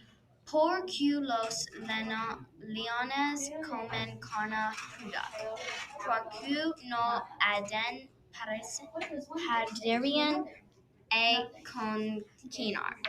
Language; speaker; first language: Spanish; non-native, learner; English